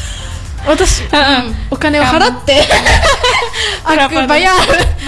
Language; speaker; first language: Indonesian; non-native, learner; Japanese